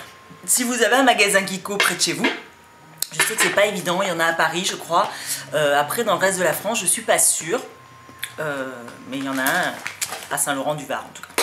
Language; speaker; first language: French; native; French